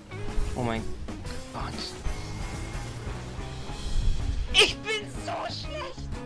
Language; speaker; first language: German; native; German